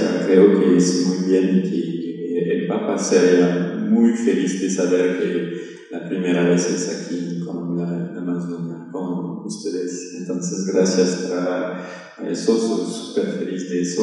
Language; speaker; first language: Spanish; non-native, learner; French